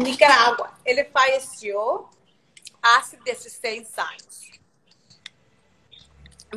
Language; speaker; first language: Portuguese; non-native, learner; Spanish